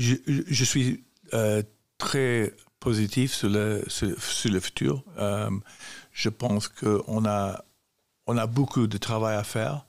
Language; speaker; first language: French; non-native, fluent; English